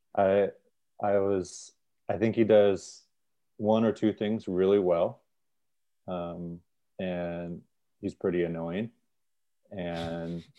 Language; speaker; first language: English; native; English